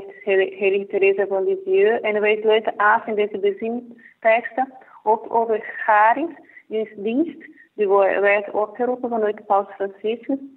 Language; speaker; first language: Dutch; non-native, fluent; Portuguese